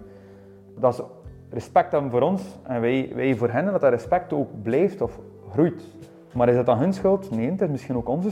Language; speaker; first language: Dutch; native; Dutch